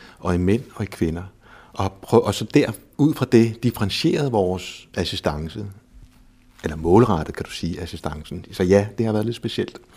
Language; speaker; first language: Danish; native; Danish